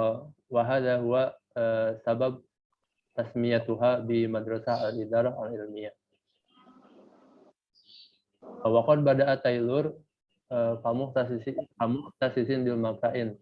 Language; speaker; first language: Arabic; non-native, learner; Indonesian